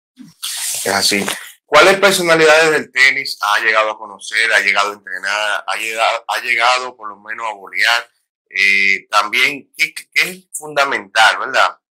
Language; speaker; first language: Spanish; native; Spanish